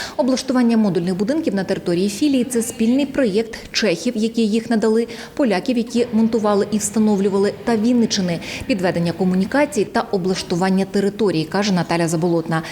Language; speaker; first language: Ukrainian; native; Ukrainian